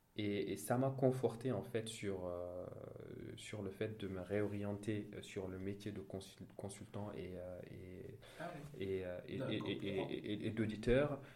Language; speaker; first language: French; non-native, local second language; Wolof